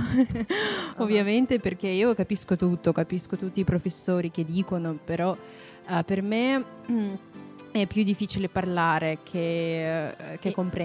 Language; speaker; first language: Italian; non-native, fluent; Russian